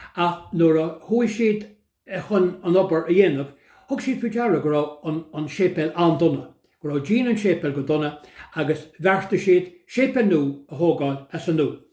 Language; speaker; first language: Irish; native; Irish